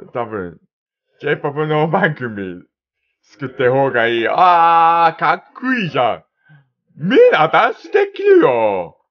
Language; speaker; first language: Japanese; non-native, learner; English